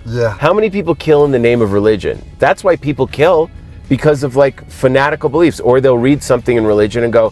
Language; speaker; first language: English; native; English